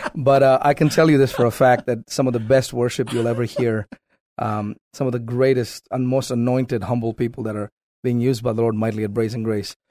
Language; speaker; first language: English; non-native, local second language; Malayalam